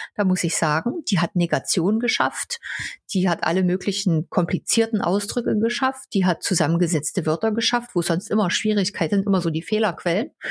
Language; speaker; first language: German; non-native, local second language; Upper Sorbian